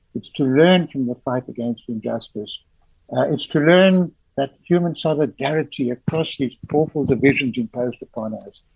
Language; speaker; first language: English; native; English